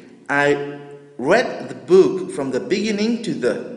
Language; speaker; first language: English; non-native, local second language; Morisyen